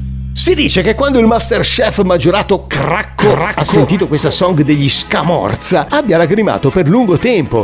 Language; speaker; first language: Italian; native; Italian